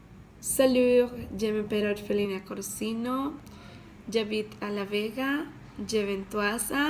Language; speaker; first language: French; non-native, learner; Spanish